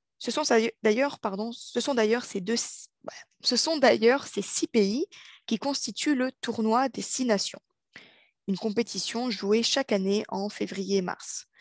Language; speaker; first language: French; native; French